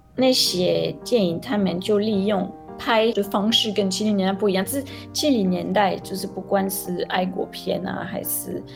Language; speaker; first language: Chinese; non-native, fluent; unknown